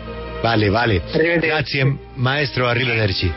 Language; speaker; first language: Italian; non-native, learner; Spanish